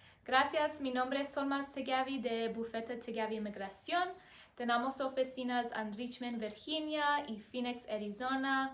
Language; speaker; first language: Spanish; non-native, learner; English